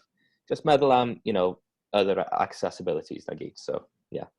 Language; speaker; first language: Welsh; native; Welsh